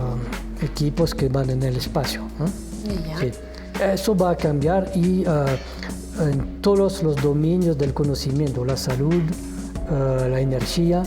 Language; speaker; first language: Spanish; non-native, fluent; French